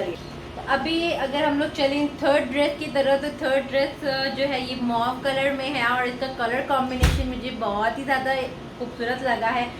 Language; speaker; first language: Urdu; native; Urdu